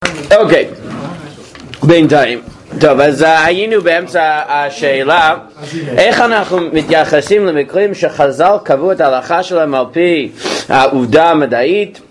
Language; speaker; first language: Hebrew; non-native, fluent; English